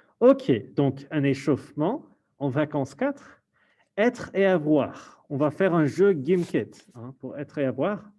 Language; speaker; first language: French; non-native, fluent; English